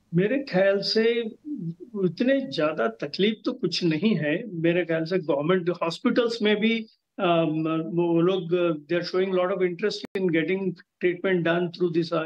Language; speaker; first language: Hindi; non-native, local second language; Telugu